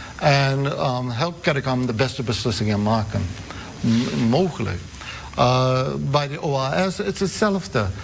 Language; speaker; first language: Dutch; non-native, fluent; English